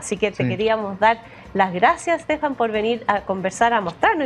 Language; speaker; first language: Spanish; native; Spanish